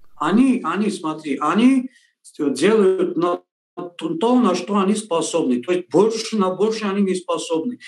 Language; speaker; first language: Russian; non-native, local second language; Armenian